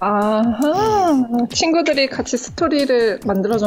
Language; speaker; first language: Korean; native; Korean